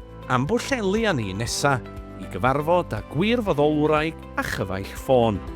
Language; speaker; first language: Welsh; native; Welsh